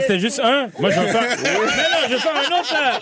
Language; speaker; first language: French; native; French